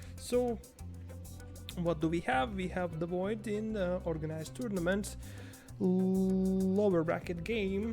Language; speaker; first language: English; non-native, fluent; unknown